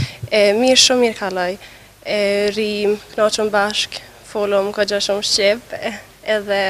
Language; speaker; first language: Albanian; early bilingual, heritage; Albanian